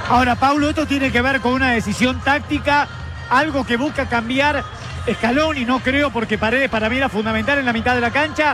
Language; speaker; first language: Spanish; native; Spanish